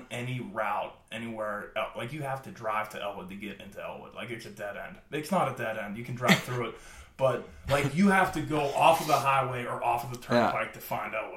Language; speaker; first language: English; native; English